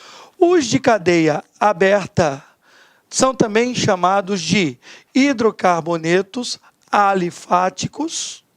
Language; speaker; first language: Portuguese; native; Portuguese